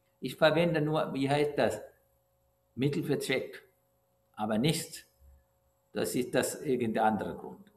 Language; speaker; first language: German; non-native, fluent; Sinhala